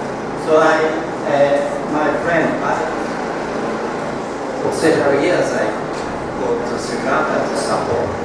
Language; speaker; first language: English; non-native, learner; Japanese